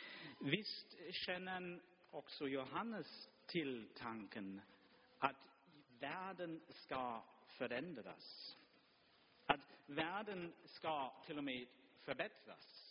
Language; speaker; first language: Swedish; non-native, fluent; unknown